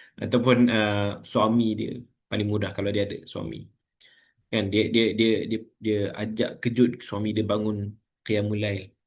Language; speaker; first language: Malay; native; Malay